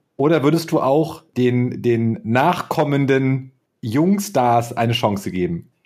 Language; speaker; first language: German; native; German